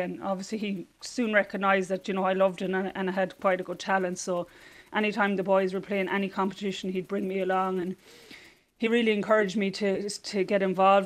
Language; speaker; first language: English; native; English